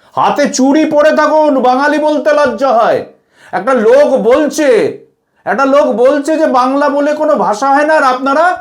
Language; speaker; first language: Bangla; native; Bangla